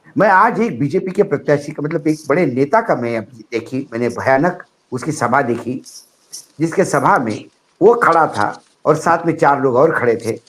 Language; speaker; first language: Hindi; non-native, local second language; Marathi